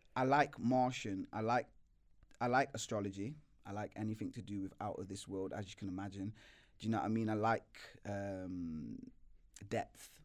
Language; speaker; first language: English; native; English